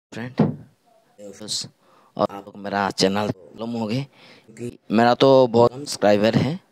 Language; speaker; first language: Hindi; non-native, local second language; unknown